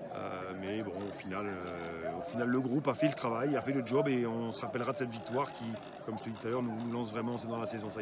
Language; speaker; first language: French; native; French